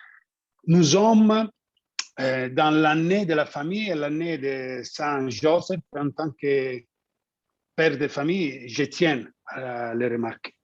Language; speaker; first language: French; non-native, fluent; Italian